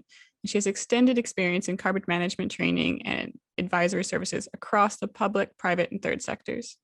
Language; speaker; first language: English; native; English